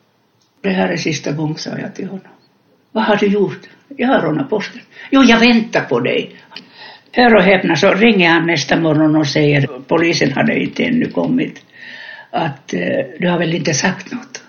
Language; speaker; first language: Swedish; non-native, fluent; Finnish